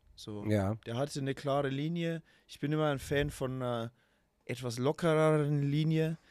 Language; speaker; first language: German; native; German